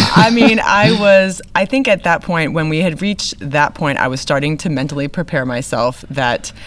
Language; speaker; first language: English; native; English